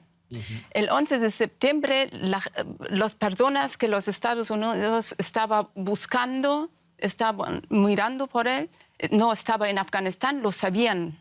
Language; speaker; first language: Spanish; non-native, fluent; Persian